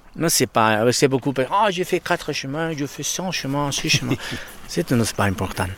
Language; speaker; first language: French; non-native, fluent; Spanish